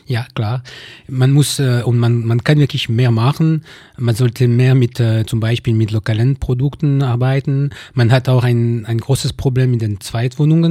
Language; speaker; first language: German; non-native, local second language; French